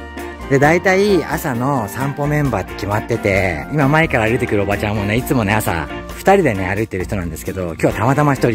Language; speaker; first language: Japanese; native; Japanese